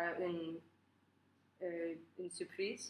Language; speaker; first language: French; non-native, learner; English